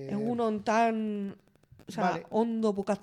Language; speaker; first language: Basque; non-native, local second language; Spanish